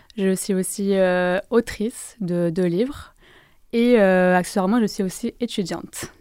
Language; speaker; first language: French; non-native, fluent; Spanish